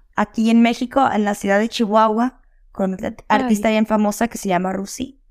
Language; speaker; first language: Spanish; early bilingual, heritage; Spanish